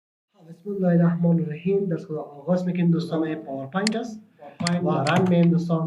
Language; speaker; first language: Persian; native; Persian